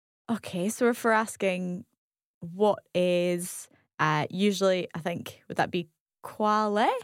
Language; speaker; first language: English; native; English